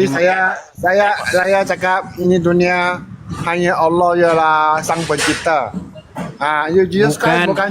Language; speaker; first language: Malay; non-native, local second language; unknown